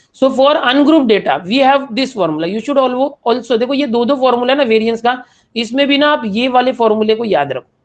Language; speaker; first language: Hindi; non-native, local second language; Marathi